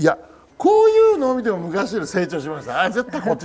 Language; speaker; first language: Japanese; native; Japanese